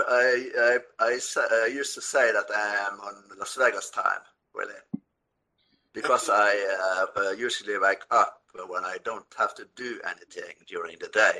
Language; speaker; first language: English; non-native, fluent; Norwegian